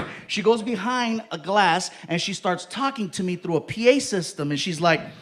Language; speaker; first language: English; native; English